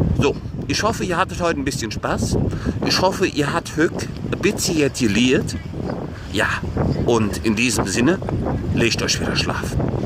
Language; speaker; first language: German; native; German